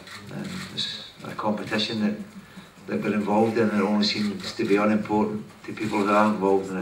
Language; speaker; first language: English; native; English